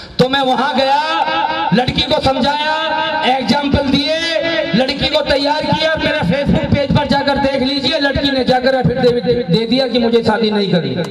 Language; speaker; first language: Hindi; native; Hindi